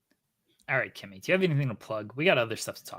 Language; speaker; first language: English; native; English